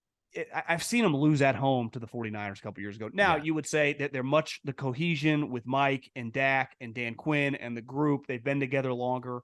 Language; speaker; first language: English; native; English